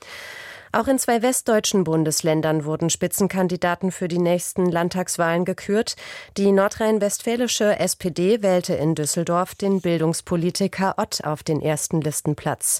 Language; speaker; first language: German; native; German